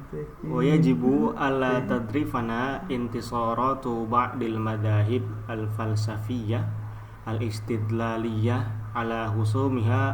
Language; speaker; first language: Arabic; non-native, learner; Indonesian